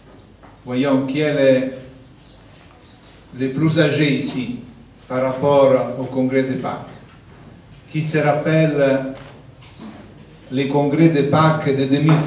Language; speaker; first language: French; non-native, fluent; Italian